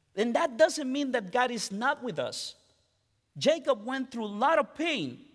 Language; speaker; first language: English; non-native, fluent; Spanish